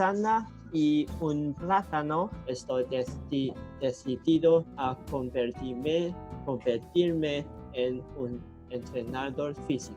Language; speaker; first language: Spanish; non-native, learner; Cantonese